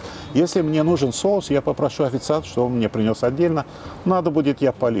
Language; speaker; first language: Russian; native; Russian